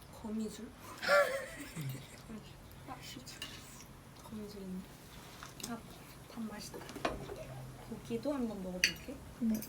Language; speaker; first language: Korean; non-native, fluent; French